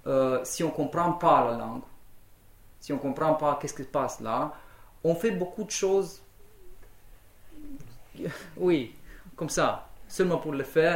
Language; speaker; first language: French; non-native, fluent; Romanian